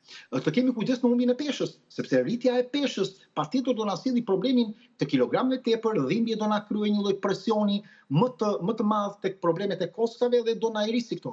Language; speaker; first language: Albanian; native; Albanian